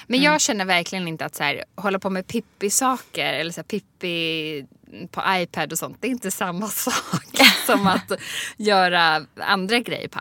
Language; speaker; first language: Swedish; native; Swedish